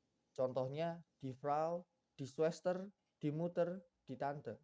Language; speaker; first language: German; non-native, learner; Indonesian